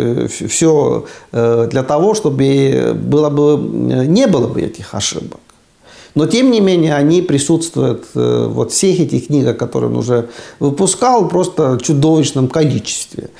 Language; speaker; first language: Russian; non-native, fluent; Estonian